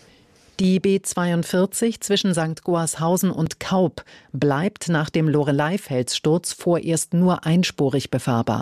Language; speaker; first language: German; native; German